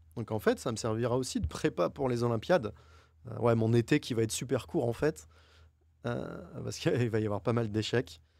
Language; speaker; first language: French; native; French